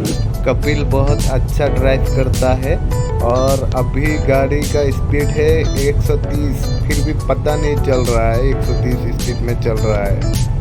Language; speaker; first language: Hindi; non-native, local second language; Assamese